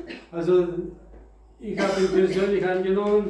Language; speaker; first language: German; non-native, fluent; Russian